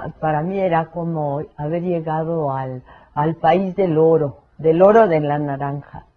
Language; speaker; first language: Spanish; early bilingual, other home language; French